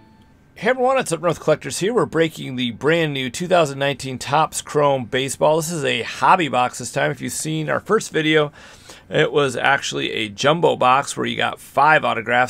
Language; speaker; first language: English; native; English